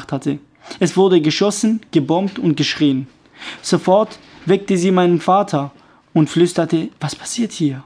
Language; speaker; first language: German; early bilingual, other home language; Kurdish